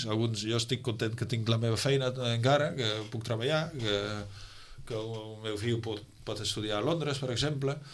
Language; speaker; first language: Catalan; non-native, fluent; Dutch